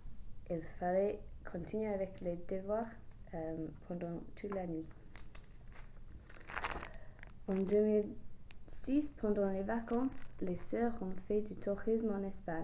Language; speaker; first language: French; non-native, learner; English